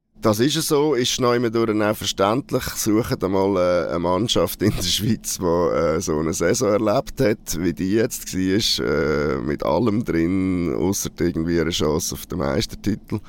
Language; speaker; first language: German; native; German